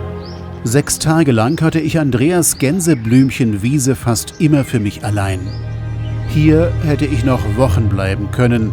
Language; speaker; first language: German; native; German